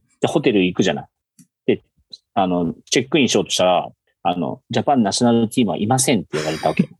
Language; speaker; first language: Japanese; native; Japanese